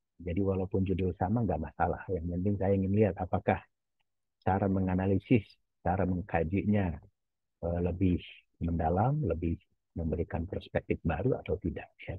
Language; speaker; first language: Indonesian; non-native, local second language; Javanese